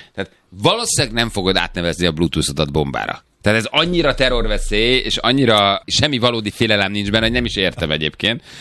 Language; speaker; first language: Hungarian; native; Hungarian